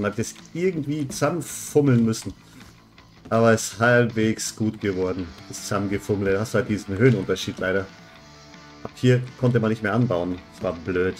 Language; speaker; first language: German; native; German